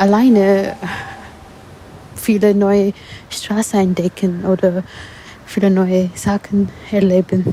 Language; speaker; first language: German; non-native, learner; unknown